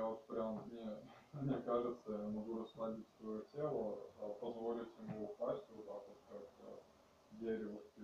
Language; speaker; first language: Russian; native; Russian